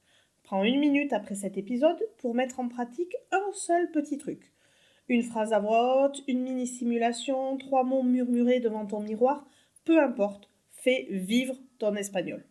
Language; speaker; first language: French; native; French